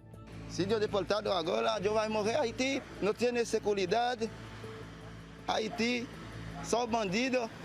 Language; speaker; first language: Portuguese; non-native, learner; Haitian Creole